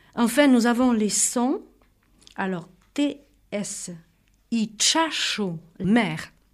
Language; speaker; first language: French; native; French